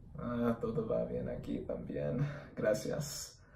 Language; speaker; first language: Spanish; early bilingual, other home language; English